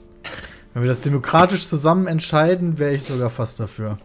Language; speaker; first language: German; native; German